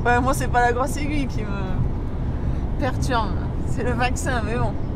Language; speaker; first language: French; native; French